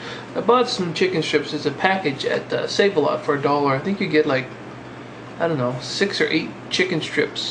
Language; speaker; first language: English; native; English